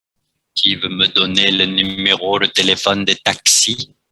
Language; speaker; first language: French; non-native, fluent; Vietnamese